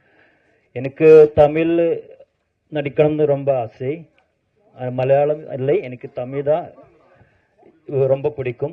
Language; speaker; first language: Tamil; non-native, learner; Malayalam